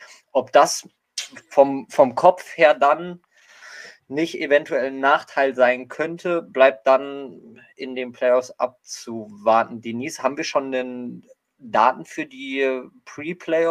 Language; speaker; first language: German; native; German